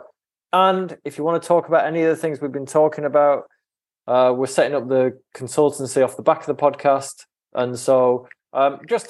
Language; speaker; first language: English; native; English